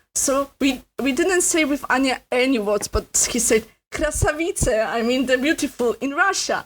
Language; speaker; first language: English; non-native, learner; Polish